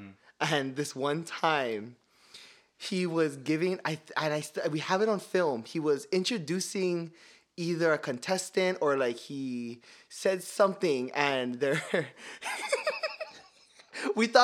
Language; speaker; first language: English; early bilingual, other home language; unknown